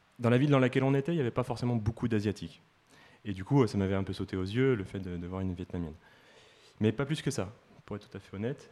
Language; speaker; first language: French; native; French